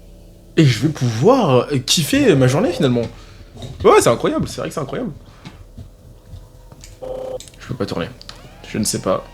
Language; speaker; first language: French; native; French